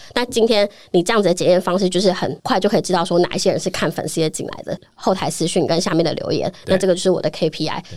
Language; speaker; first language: Chinese; native; Chinese